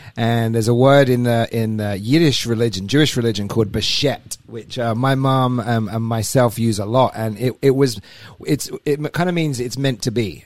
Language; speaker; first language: English; native; English